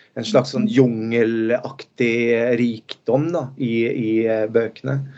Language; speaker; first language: Norwegian; early bilingual, other home language; Spanish